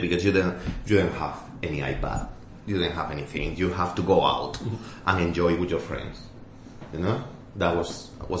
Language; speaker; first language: English; non-native, fluent; Spanish